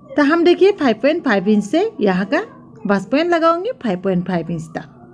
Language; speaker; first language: Hindi; non-native, local second language; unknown